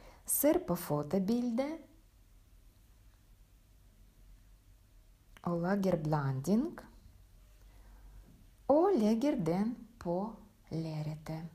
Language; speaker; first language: Norwegian; non-native, fluent; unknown